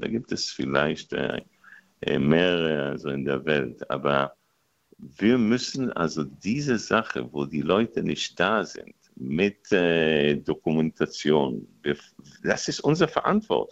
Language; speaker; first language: German; non-native, fluent; Hebrew